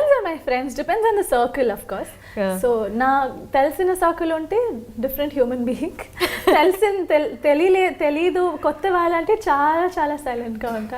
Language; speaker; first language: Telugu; non-native, local second language; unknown